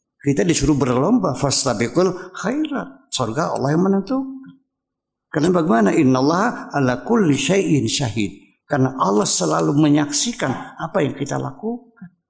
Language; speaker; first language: Indonesian; native; Indonesian